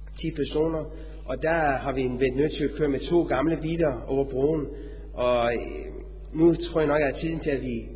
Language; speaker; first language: Danish; non-native, fluent; Persian